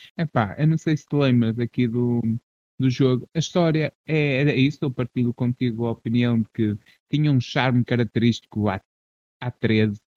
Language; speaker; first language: Portuguese; native; Portuguese